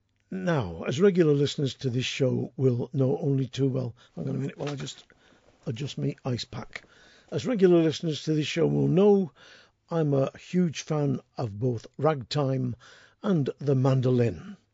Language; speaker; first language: English; native; English